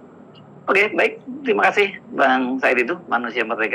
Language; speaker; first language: Indonesian; native; Indonesian